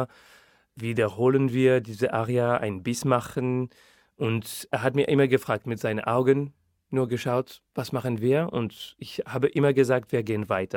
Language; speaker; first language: German; non-native, fluent; French